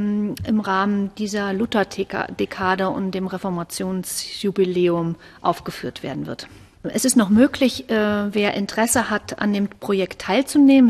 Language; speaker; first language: German; native; German